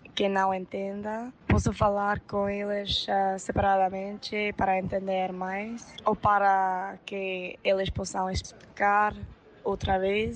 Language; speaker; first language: Portuguese; non-native, fluent; English